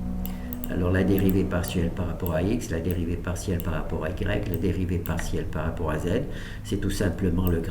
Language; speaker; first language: French; native; French